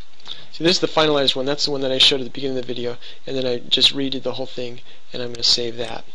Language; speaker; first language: English; native; English